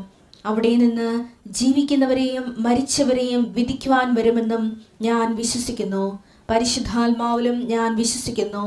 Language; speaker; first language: Malayalam; native; Malayalam